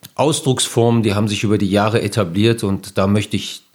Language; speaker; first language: German; native; German